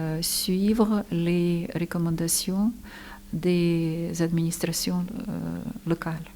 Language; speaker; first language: French; non-native, fluent; Ukrainian